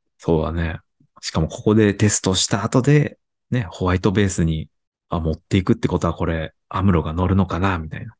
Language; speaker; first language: Japanese; native; Japanese